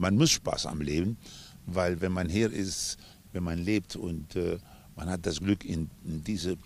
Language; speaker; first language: German; non-native, fluent; Spanish